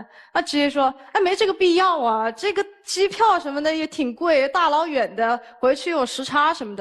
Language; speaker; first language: Chinese; native; Chinese